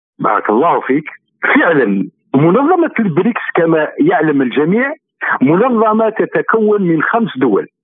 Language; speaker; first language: Arabic; native; Arabic